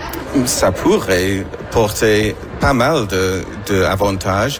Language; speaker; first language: French; non-native, learner; English